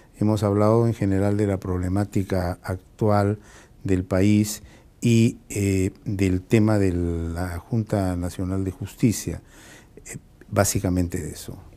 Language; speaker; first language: Spanish; native; Spanish